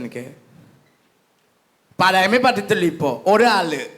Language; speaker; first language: Malayalam; non-native, local second language; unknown